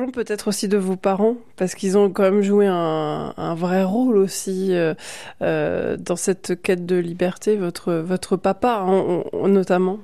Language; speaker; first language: French; native; French